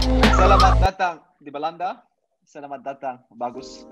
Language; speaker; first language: Indonesian; non-native, learner; Dutch